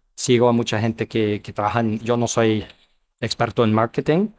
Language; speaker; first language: Spanish; non-native, fluent; English